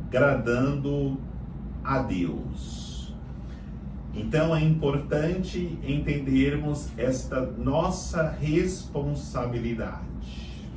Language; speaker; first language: Portuguese; native; Portuguese